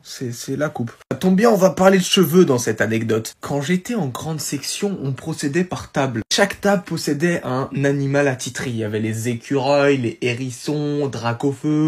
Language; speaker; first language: French; native; French